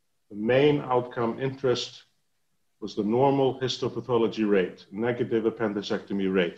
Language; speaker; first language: English; non-native, fluent; Icelandic